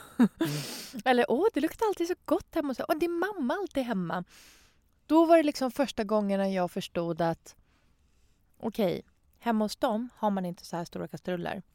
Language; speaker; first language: Swedish; early bilingual, other home language; Persian